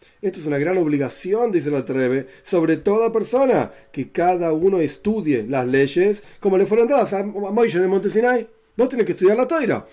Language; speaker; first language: Spanish; native; Spanish